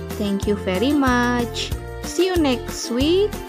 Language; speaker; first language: English; non-native, fluent; Indonesian